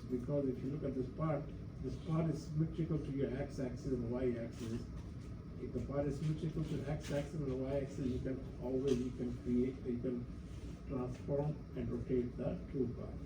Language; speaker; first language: English; non-native, fluent; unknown